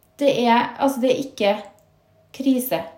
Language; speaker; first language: Norwegian; native; Norwegian